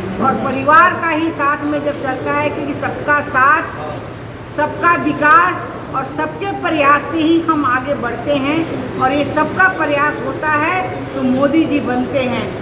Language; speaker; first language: Hindi; native; Hindi